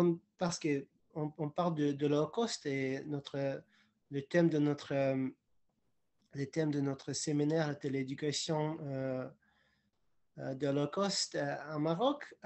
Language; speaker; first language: French; non-native, fluent; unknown